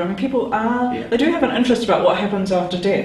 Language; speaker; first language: English; native; English